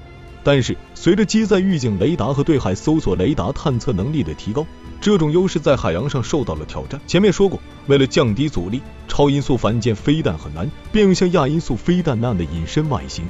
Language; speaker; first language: Chinese; native; Chinese